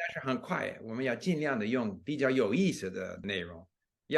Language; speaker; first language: Chinese; non-native, fluent; English